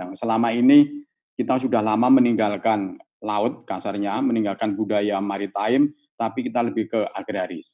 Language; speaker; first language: Indonesian; native; Indonesian